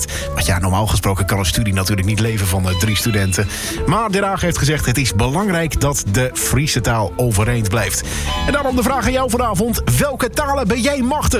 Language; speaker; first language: Dutch; native; Dutch